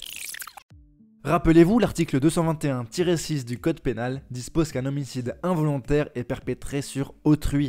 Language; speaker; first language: French; native; French